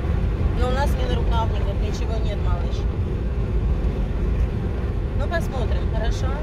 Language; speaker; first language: Russian; native; Russian